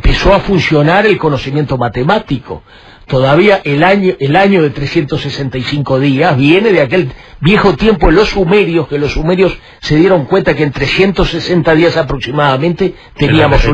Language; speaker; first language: Spanish; native; Spanish